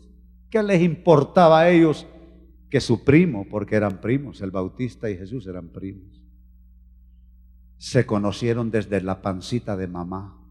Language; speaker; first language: Spanish; native; Spanish